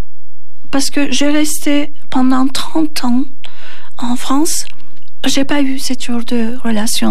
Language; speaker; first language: French; non-native, fluent; Turkish